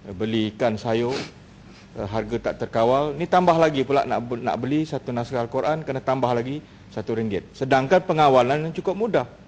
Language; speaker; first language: Malay; native; Malay